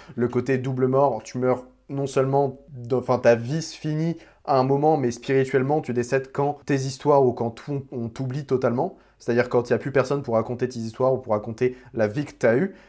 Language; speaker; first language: French; native; French